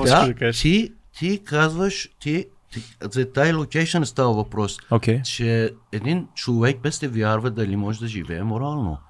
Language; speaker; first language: Bulgarian; non-native, fluent; Persian